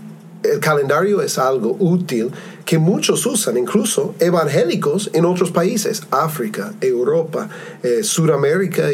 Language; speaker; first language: Spanish; non-native, fluent; English